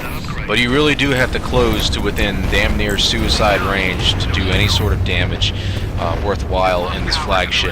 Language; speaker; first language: English; native; English